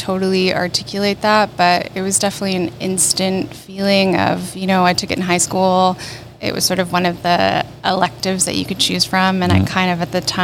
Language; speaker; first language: English; native; English